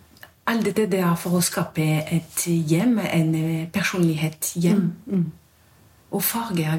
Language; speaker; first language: Norwegian; non-native, fluent; French